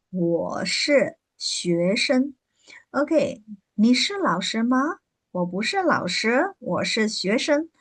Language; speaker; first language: Chinese; non-native, fluent; Burmese